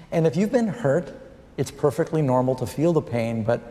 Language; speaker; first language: English; native; English